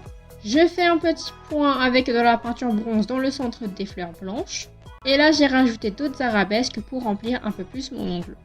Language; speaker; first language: French; native; French